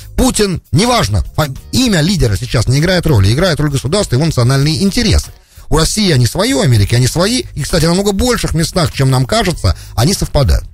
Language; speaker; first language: Russian; native; Russian